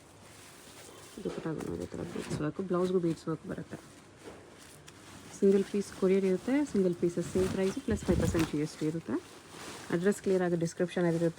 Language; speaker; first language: Kannada; native; Kannada